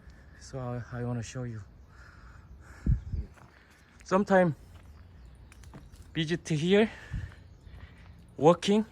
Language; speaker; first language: English; non-native, learner; Korean